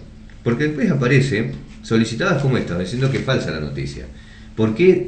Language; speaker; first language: Spanish; native; Spanish